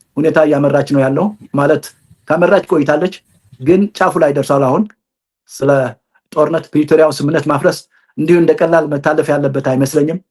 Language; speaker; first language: Amharic; non-native, local second language; Tigrinya